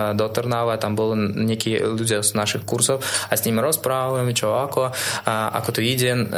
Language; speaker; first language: Slovak; non-native, fluent; Russian